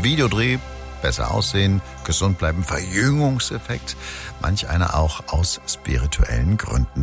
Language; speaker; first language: German; native; German